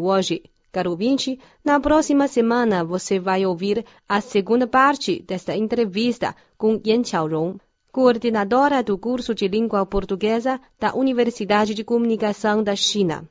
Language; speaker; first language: Portuguese; non-native, fluent; Chinese